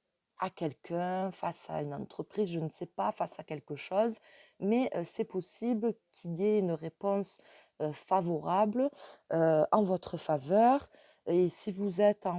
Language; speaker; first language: French; native; French